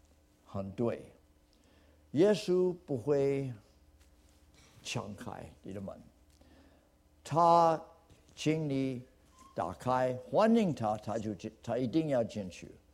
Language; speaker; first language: Chinese; non-native, fluent; English